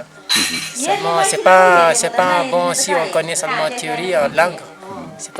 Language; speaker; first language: French; non-native, learner; Nepali